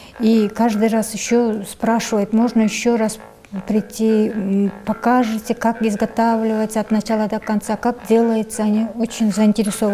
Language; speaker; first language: Russian; non-native, local second language; Kyrgyz